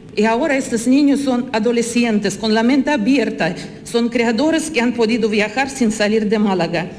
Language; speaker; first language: Spanish; non-native, fluent; Russian